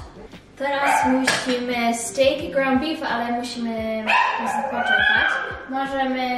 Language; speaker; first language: Polish; early bilingual, heritage; English